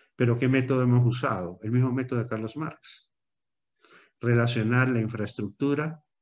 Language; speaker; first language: Spanish; native; Spanish